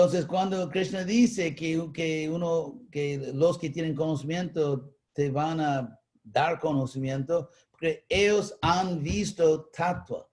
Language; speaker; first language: Spanish; non-native, fluent; English